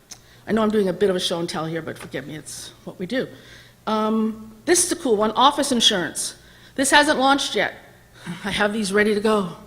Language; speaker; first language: English; native; English